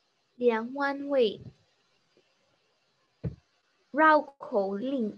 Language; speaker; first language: Chinese; non-native, learner; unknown